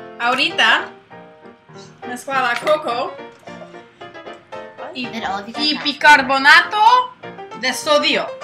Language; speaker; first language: Spanish; non-native, learner; English